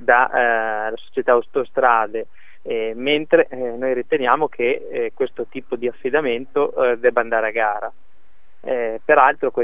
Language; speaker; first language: Italian; native; Italian